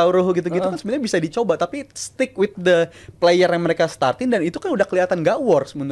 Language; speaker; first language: Indonesian; native; Indonesian